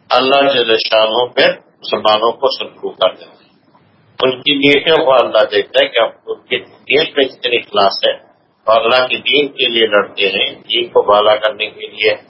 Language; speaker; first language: Urdu; non-native, local second language; Pashto